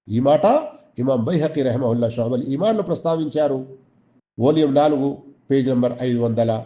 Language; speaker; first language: Telugu; non-native, local second language; Urdu